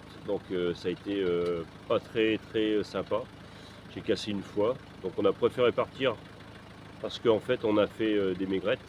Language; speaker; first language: French; native; French